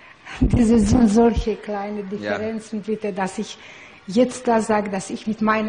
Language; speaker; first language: German; non-native, learner; Hungarian